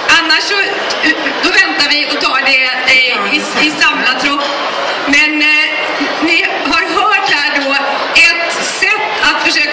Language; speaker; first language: Swedish; native; Swedish